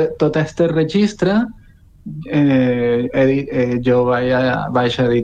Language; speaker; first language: Catalan; non-native, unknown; Spanish